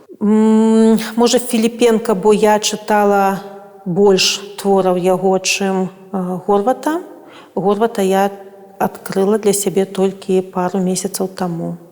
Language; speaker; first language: Belarusian; non-native, local second language; Russian